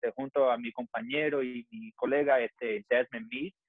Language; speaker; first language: Spanish; early bilingual, heritage; Spanish